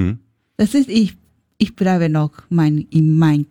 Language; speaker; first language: German; non-native, learner; Japanese